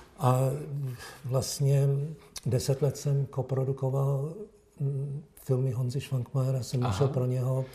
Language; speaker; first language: Czech; early bilingual, heritage; Czech